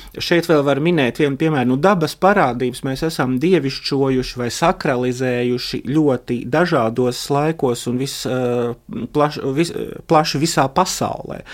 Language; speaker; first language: Latvian; native; Latvian